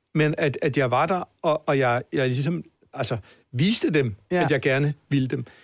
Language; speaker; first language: Danish; native; Danish